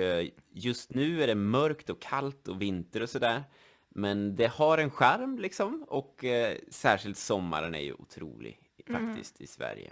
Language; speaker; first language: Swedish; native; Swedish